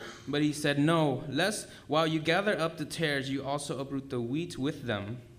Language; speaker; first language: English; early bilingual, other home language; Vietnamese